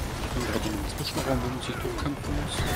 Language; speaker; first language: German; native; German